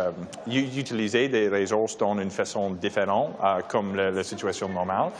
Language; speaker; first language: French; non-native, learner; English